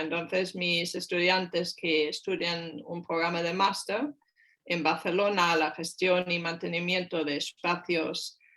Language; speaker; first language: Spanish; non-native, fluent; German